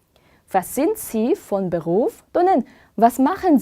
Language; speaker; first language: German; non-native, fluent; Korean